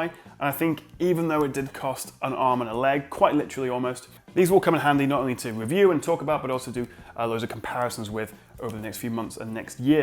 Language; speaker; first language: English; native; English